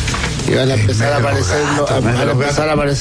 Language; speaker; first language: Spanish; native; Spanish